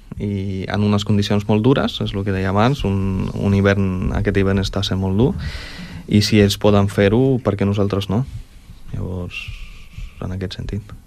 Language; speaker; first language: Catalan; early bilingual, other home language; Ukrainian